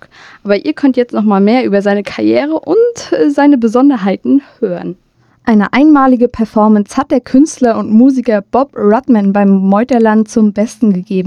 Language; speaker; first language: German; native; German